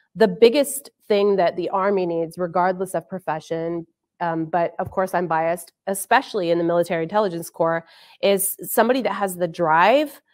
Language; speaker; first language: English; native; English